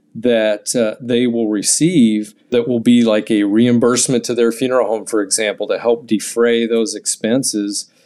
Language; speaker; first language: English; native; English